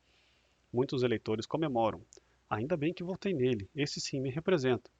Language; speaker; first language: Portuguese; native; Portuguese